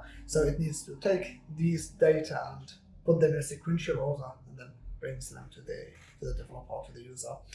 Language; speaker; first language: English; non-native, fluent; Arabic